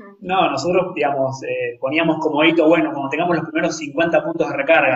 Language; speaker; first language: Spanish; native; Spanish